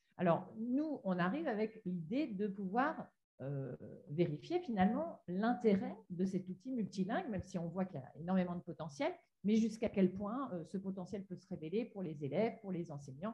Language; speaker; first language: French; native; French